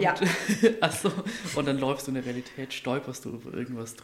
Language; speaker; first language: German; native; German